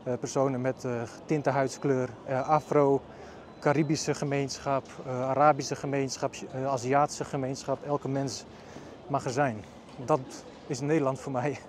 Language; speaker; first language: Dutch; early bilingual, other home language; Bosnian